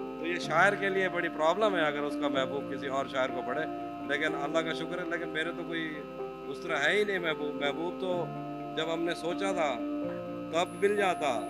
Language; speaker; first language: Urdu; non-native, local second language; Saraiki